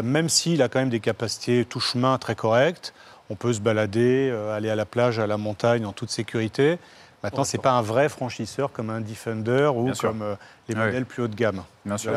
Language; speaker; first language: French; native; French